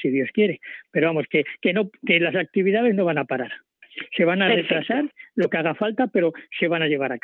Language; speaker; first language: Spanish; native; Spanish